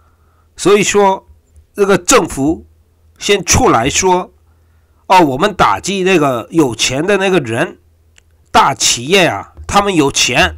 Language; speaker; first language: Chinese; non-native, fluent; Korean